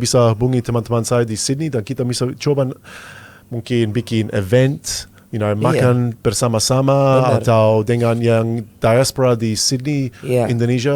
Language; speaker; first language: Indonesian; non-native, fluent; English